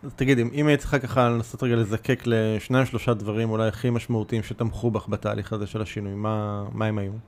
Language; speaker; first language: Hebrew; native; Hebrew